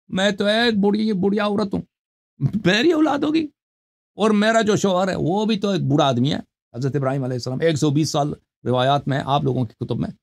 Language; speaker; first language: Urdu; non-native, fluent; Persian